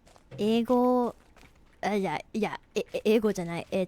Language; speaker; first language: Japanese; non-native, learner; English